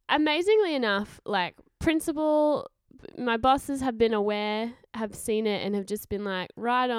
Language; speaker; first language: English; native; English